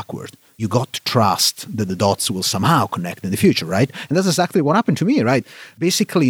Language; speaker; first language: English; non-native, fluent; Italian